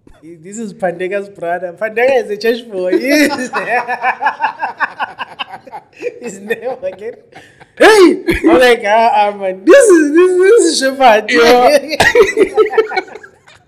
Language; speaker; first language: English; non-native, local second language; Zulu